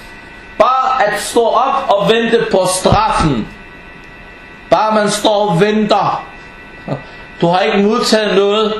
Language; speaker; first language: Danish; early bilingual, other home language; Arabic